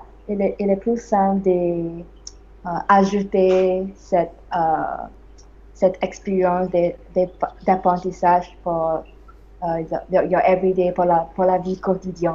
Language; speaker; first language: French; non-native, learner; English